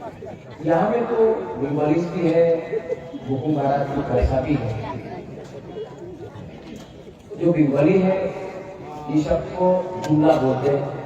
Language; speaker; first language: Hindi; non-native, local second language; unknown